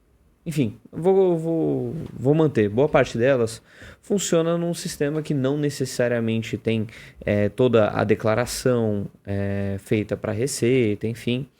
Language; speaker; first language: Portuguese; native; Portuguese